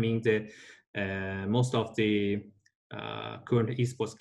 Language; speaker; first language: English; non-native, learner; Chinese